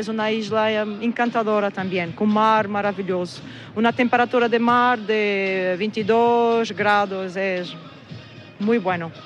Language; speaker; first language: Spanish; non-native, learner; Portuguese